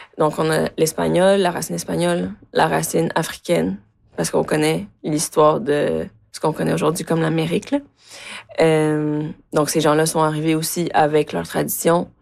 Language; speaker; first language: French; early bilingual, other home language; Spanish